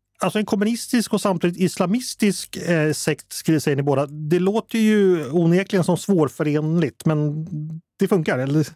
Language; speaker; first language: Swedish; native; Swedish